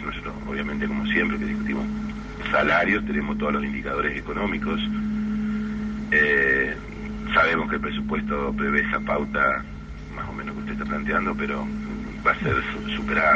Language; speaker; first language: Spanish; native; Spanish